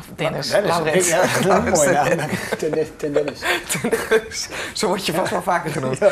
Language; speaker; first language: Dutch; native; Dutch